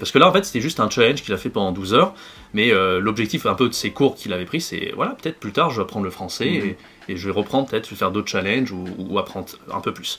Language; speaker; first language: French; native; French